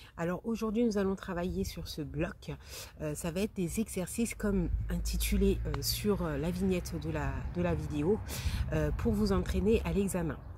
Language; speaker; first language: French; native; French